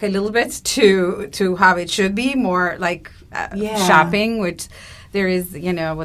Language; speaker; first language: English; non-native, fluent; Turkish